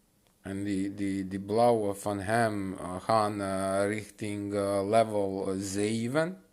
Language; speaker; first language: Dutch; non-native, local second language; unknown